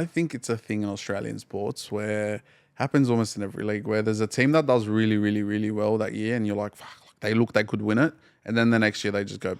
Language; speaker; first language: English; native; English